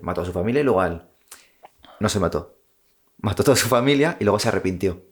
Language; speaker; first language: Spanish; native; Spanish